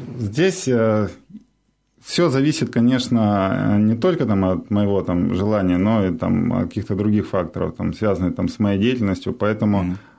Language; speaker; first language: Russian; native; Russian